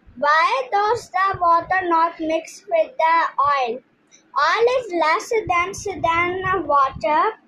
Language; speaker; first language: English; non-native, local second language; Hindi